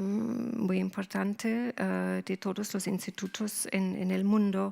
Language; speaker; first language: Spanish; non-native, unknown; German